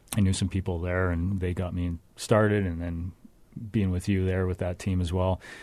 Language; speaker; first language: English; native; English